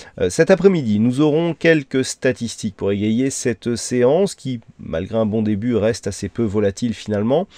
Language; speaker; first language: French; native; French